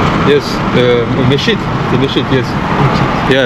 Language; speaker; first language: English; non-native, learner; French